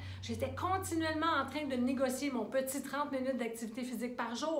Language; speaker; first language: French; native; French